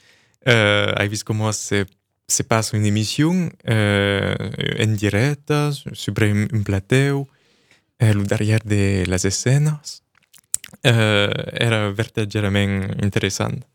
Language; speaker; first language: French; early bilingual, other home language; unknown